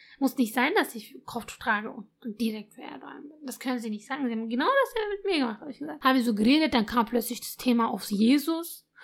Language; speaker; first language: German; early bilingual, other home language; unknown